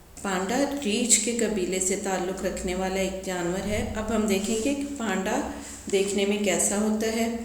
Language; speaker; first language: Urdu; native; Urdu